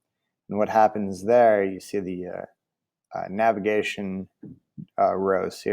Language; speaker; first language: English; native; English